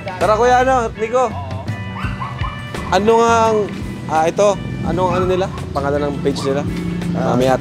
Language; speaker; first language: Filipino; native; Filipino